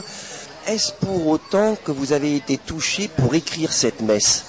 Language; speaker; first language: French; native; French